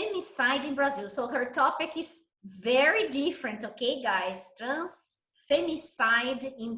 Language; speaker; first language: English; non-native, fluent; Portuguese